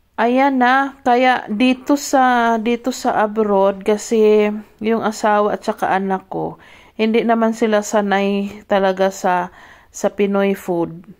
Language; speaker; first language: Filipino; non-native, local second language; Cebuano